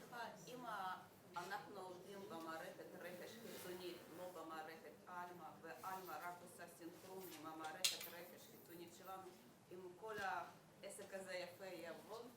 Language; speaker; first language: Hebrew; native; Hebrew